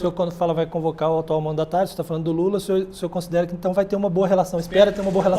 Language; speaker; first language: Portuguese; native; Portuguese